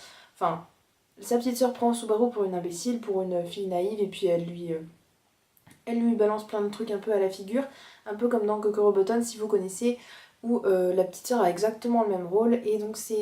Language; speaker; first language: French; native; French